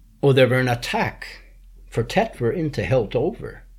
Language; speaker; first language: Swedish; non-native, learner; English